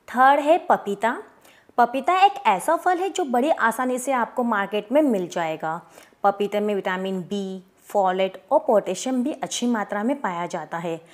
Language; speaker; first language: Hindi; native; Hindi